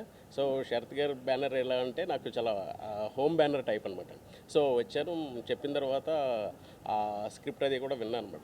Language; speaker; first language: Telugu; native; Telugu